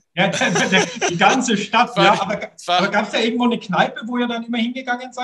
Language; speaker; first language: German; native; German